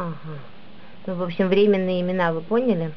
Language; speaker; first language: Russian; native; Russian